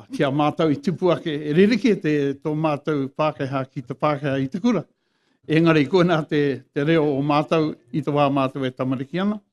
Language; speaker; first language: Māori; non-native, local second language; English